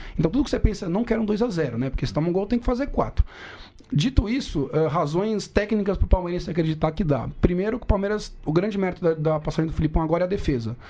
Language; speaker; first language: Portuguese; native; Portuguese